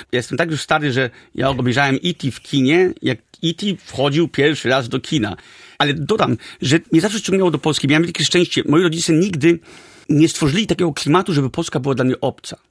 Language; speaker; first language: Polish; early bilingual, heritage; Polish